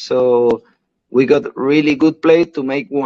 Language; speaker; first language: English; non-native, learner; Spanish